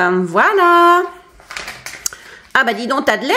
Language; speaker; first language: French; native; French